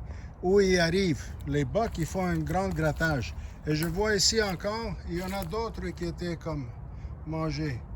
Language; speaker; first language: French; non-native, local second language; English